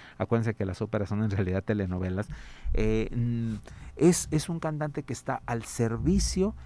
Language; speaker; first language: Spanish; native; Spanish